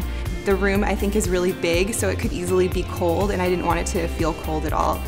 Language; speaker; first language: English; native; English